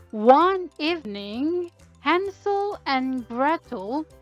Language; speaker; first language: English; non-native, local second language; Malay